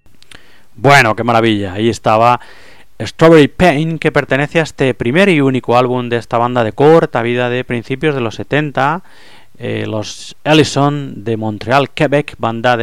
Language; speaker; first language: Spanish; native; Spanish